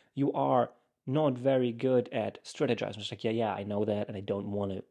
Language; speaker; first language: English; non-native, fluent; German